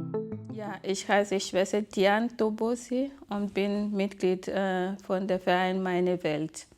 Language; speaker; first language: German; non-native, fluent; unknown